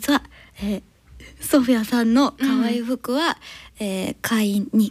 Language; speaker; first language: Japanese; non-native, learner; English